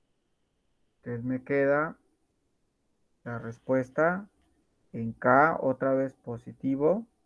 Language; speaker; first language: Spanish; native; Spanish